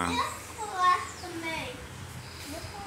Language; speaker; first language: Portuguese; native; Portuguese